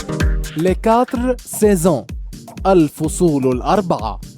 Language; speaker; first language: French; non-native, fluent; Arabic